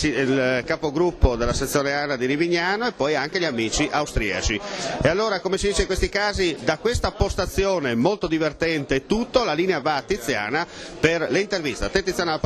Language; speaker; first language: Italian; native; Italian